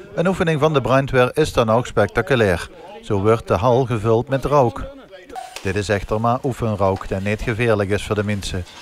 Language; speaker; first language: Dutch; native; Dutch